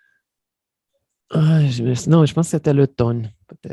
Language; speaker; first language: French; non-native, fluent; Portuguese